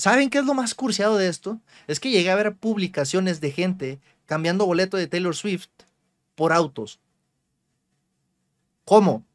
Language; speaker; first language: Spanish; native; Spanish